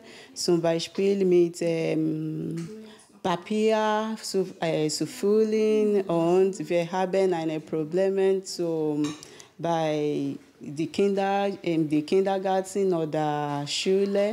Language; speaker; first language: German; non-native, learner; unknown